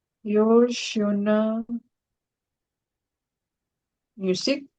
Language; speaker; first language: German; non-native, learner; Indonesian